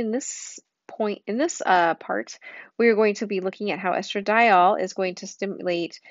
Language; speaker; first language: English; native; English